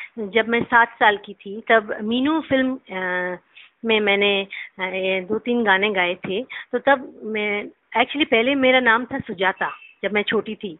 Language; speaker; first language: Hindi; non-native, local second language; Bangla